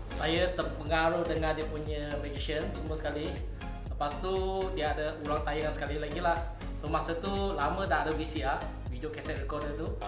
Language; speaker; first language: Malay; non-native, local second language; Chinese